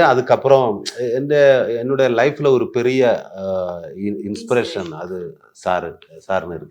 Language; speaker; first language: Tamil; non-native, learner; Malayalam